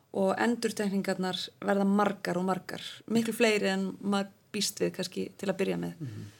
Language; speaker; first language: Icelandic; native; Icelandic